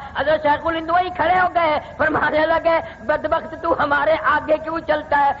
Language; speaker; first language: Urdu; non-native, local second language; Saraiki